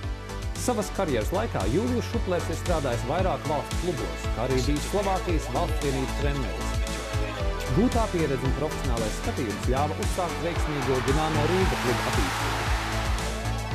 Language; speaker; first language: Latvian; native; Latvian